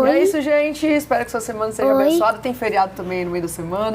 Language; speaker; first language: Portuguese; native; Portuguese